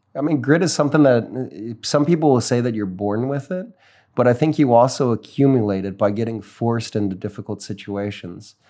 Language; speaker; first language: English; native; English